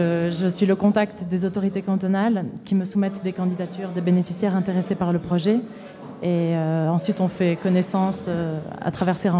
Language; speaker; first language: French; native; French